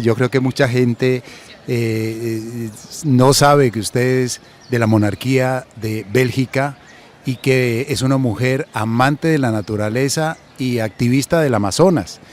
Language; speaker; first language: Spanish; native; Spanish